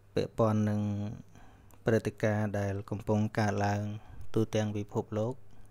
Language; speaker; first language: Khmer; native; Khmer